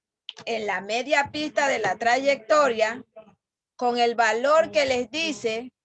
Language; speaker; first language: Spanish; native; Spanish